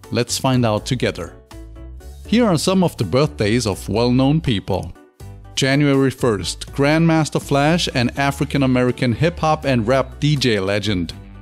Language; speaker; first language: English; non-native, fluent; German